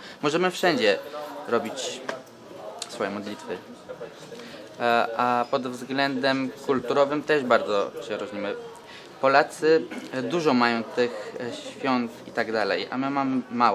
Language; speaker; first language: Polish; early bilingual, other home language; Turkish